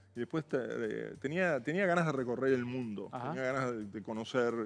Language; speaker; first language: Spanish; native; Spanish